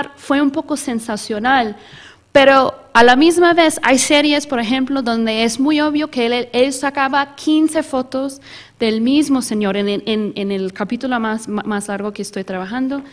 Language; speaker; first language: Spanish; early bilingual, heritage; Spanish